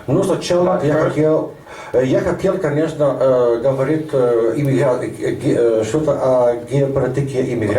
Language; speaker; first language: Russian; non-native, learner; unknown